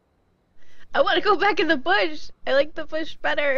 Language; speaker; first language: English; native; English